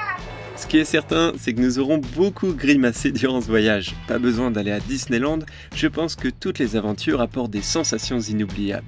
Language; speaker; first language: French; native; French